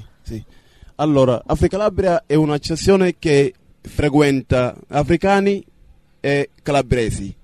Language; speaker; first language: Italian; non-native, fluent; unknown